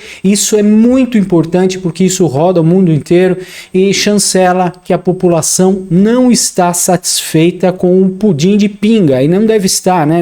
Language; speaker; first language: Portuguese; native; Portuguese